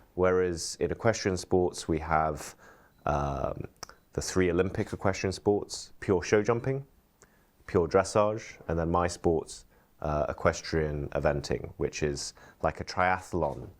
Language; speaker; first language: English; early bilingual, heritage; English